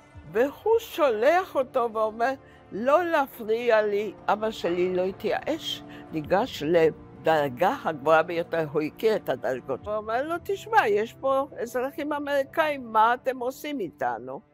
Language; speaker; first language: Hebrew; non-native, fluent; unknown